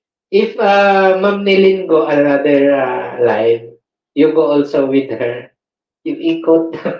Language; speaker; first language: English; non-native, local second language; Filipino